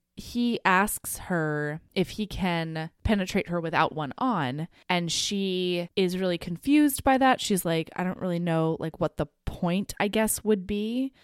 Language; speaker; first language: English; native; English